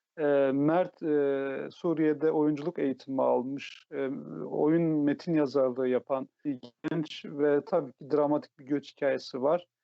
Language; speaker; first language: Turkish; native; Turkish